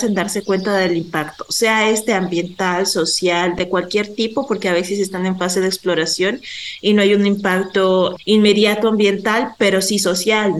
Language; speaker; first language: Spanish; native; Spanish